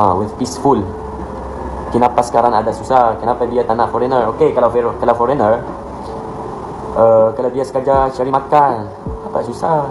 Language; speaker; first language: Malay; non-native, learner; Arabic